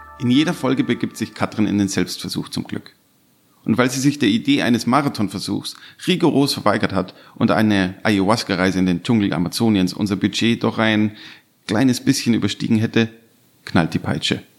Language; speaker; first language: German; native; German